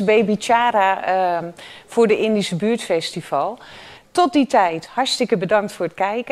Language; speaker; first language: Dutch; native; Dutch